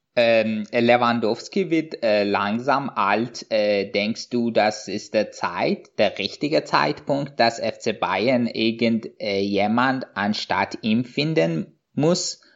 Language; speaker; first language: German; non-native, fluent; Persian